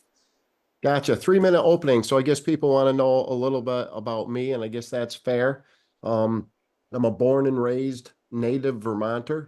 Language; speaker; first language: English; native; English